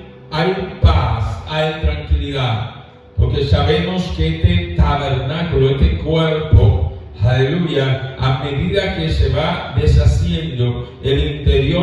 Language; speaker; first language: Spanish; native; Spanish